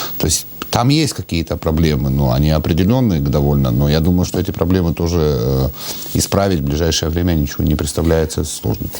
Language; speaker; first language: Russian; non-native, local second language; Georgian